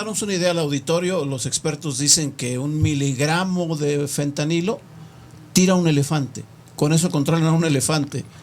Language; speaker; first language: Spanish; native; Spanish